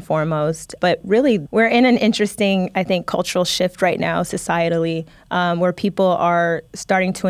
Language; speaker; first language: English; native; English